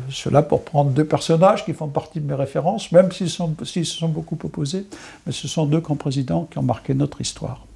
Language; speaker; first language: French; non-native, local second language; Swiss German